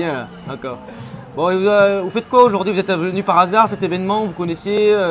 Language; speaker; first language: French; native; French